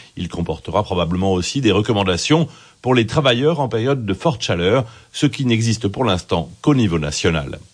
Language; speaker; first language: French; native; French